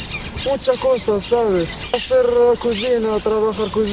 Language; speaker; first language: Spanish; non-native, learner; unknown